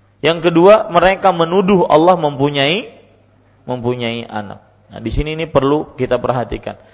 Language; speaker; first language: Indonesian; non-native, local second language; Banjar